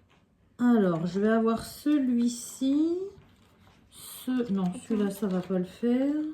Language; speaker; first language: French; native; French